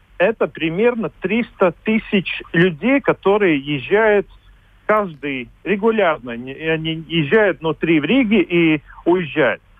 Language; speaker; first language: Russian; non-native, local second language; Latvian